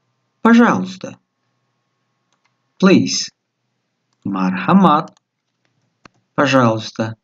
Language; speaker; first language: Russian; non-native, local second language; Tajik